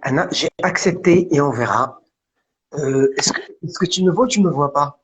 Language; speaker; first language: French; non-native, local second language; Arabic